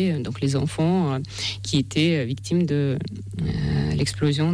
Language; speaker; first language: French; non-native, fluent; Russian